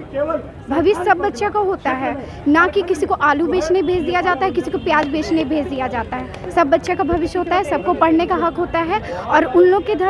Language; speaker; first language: Hindi; native; Hindi